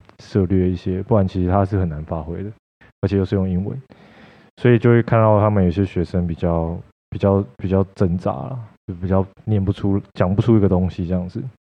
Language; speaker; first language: Chinese; native; Chinese